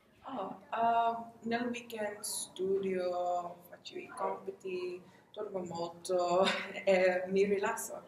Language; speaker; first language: Italian; non-native, learner; English